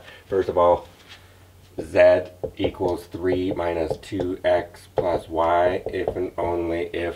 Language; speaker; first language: English; native; English